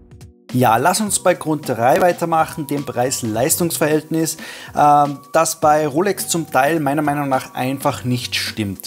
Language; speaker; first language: German; native; German